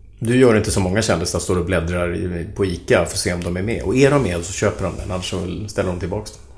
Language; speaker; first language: Swedish; native; Swedish